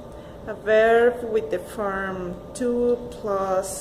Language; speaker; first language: English; non-native, learner; Spanish